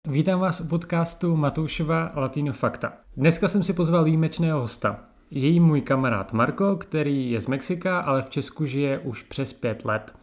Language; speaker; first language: Czech; native; Czech